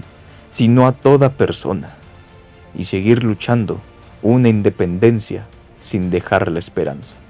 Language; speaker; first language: Spanish; native; Spanish